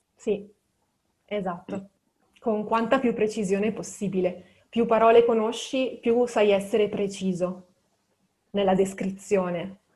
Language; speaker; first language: Italian; native; Italian